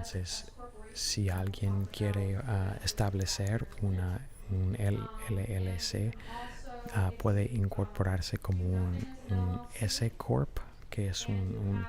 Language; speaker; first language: Spanish; non-native, fluent; English